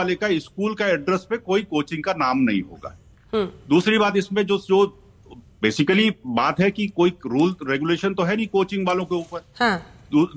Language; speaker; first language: Hindi; native; Hindi